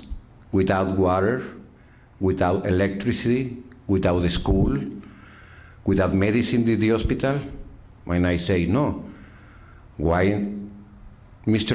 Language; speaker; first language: English; non-native, learner; Spanish